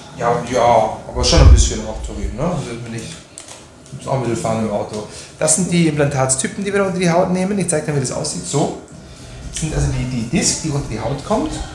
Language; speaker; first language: German; native; German